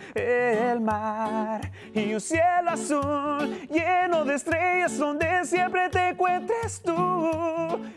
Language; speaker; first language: English; native; English